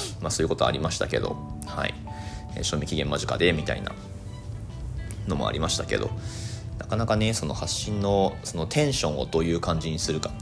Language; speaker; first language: Japanese; native; Japanese